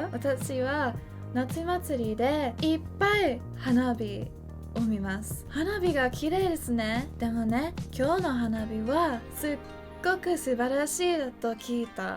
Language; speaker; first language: Japanese; non-native, learner; English